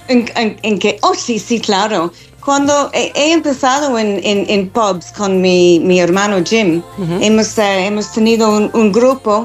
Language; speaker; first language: Spanish; non-native, fluent; English